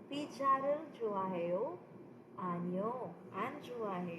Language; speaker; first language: Korean; non-native, fluent; Filipino